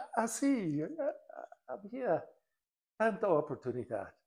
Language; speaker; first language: Spanish; non-native, fluent; English